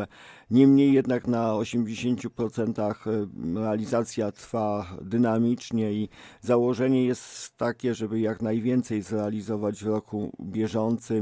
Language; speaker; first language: Polish; native; Polish